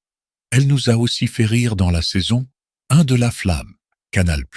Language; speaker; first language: French; native; French